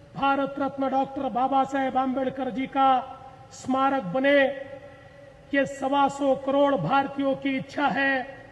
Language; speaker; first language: Hindi; non-native, local second language; Marathi